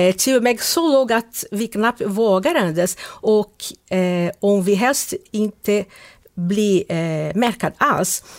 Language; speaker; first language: Swedish; non-native, fluent; Portuguese